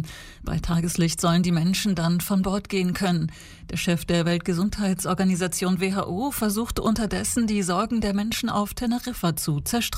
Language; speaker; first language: German; native; German